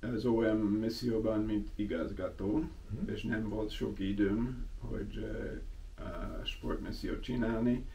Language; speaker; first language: Hungarian; non-native, learner; English